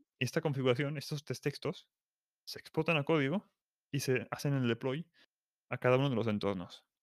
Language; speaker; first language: Spanish; non-native, local second language; Catalan